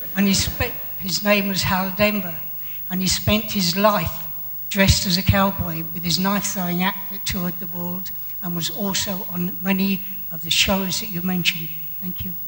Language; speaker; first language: English; native; English